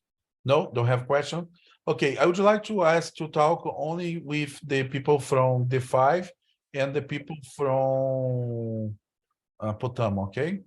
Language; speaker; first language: English; non-native, learner; Portuguese